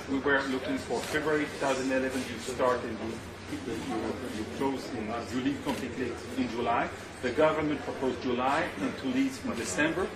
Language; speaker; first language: English; non-native, fluent; French